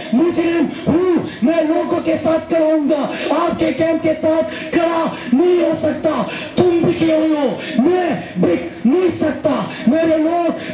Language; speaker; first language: Urdu; non-native, local second language; Pashto